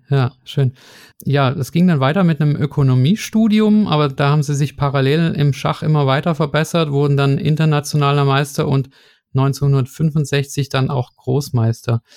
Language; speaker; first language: German; native; German